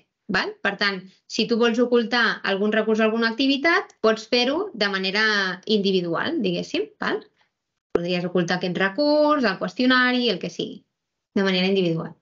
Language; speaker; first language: Catalan; native; Catalan